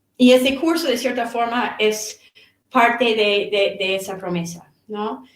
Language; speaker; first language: Spanish; non-native, fluent; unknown